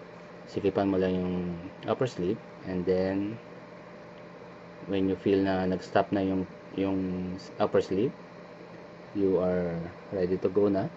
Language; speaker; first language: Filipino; native; Filipino